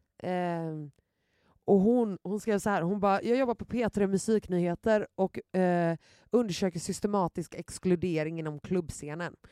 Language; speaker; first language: Swedish; native; Swedish